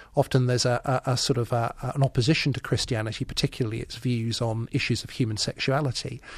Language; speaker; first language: English; native; English